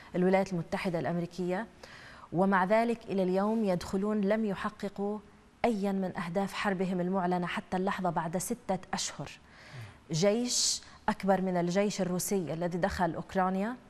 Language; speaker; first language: Arabic; native; Arabic